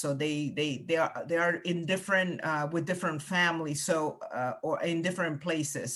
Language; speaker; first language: English; non-native, fluent; Spanish